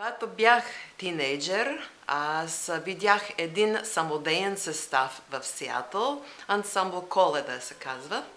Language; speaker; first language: Bulgarian; non-native, learner; English